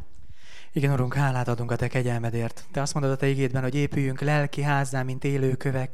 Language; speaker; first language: Hungarian; native; Hungarian